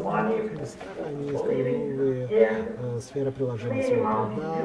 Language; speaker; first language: Russian; non-native, local second language; Azerbaijani